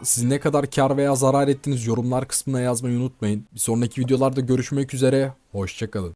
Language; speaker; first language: Turkish; native; Turkish